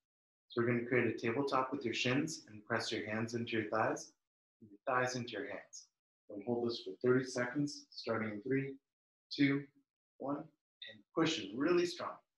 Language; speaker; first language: English; native; English